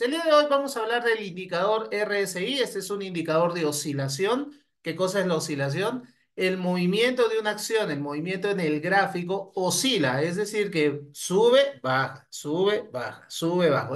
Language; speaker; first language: Spanish; native; Spanish